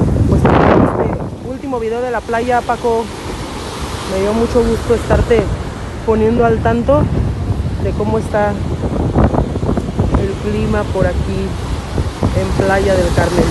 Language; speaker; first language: Spanish; native; Spanish